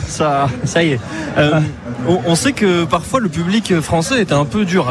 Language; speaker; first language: French; native; French